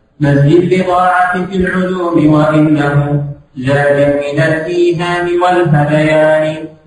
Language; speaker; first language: Arabic; native; Arabic